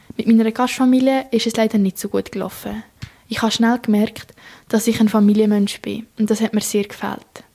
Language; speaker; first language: German; native; German